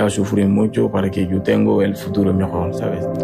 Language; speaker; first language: Spanish; non-native, learner; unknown